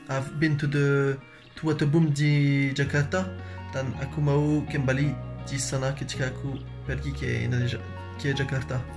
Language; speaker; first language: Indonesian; non-native, learner; French